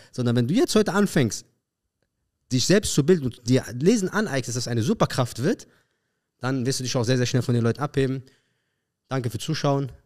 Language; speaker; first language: German; early bilingual, other home language; Arabic